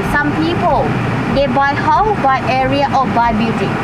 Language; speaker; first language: English; non-native, learner; Thai